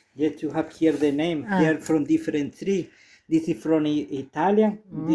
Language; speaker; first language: English; non-native, learner; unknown